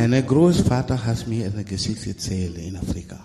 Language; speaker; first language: German; non-native, learner; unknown